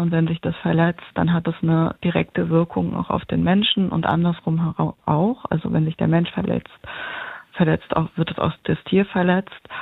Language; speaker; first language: German; early bilingual, other home language; Arabic